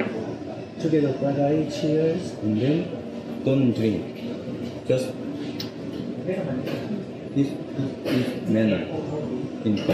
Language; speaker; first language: English; non-native, learner; Korean